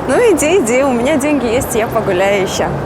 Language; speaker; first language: Russian; non-native, local second language; Kyrgyz